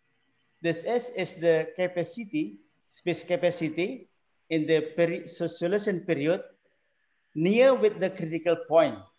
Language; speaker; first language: English; non-native, learner; Indonesian